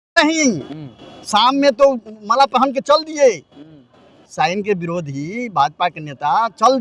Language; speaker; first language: Hindi; native; Hindi